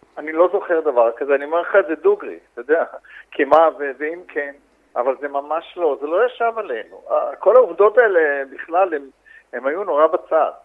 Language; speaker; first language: Hebrew; native; Hebrew